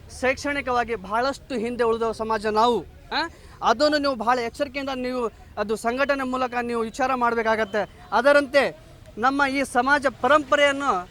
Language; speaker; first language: Kannada; non-native, local second language; Lambadi